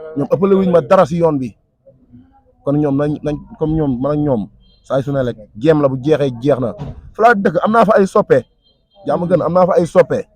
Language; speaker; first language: Wolof; non-native, local second language; Fula